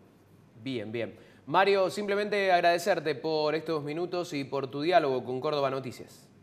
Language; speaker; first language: Spanish; native; Spanish